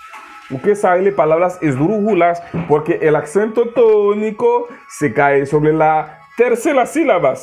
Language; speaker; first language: Spanish; non-native, learner; Haitian Creole